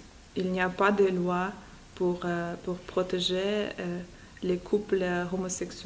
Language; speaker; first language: French; non-native, fluent; Russian